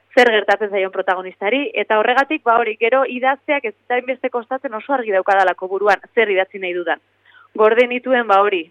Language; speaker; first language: Basque; native; Basque